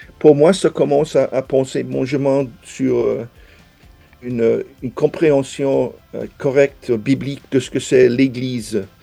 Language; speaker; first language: French; non-native, fluent; English